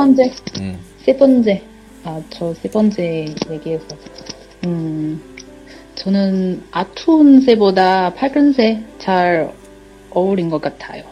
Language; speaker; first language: Korean; non-native, learner; Chinese